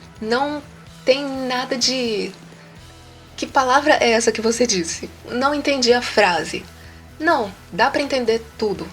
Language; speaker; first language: Portuguese; native; Portuguese